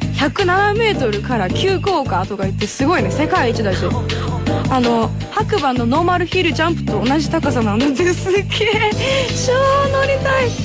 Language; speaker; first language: Japanese; early bilingual, heritage; Japanese